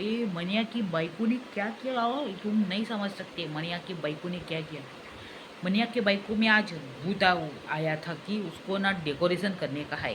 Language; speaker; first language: Hindi; non-native, local second language; Marathi